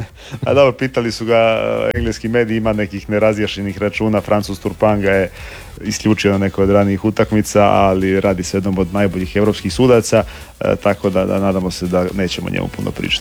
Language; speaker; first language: Serbian; native; Serbian